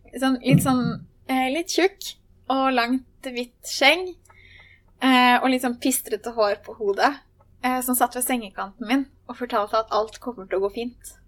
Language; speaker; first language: Norwegian; native; Norwegian